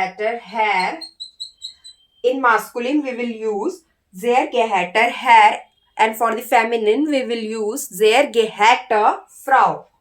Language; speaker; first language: German; non-native, learner; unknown